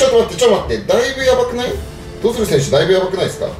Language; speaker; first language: Japanese; native; Japanese